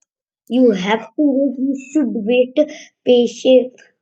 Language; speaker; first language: English; non-native, learner; Hindi